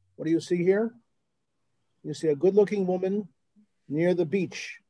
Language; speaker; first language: English; native; English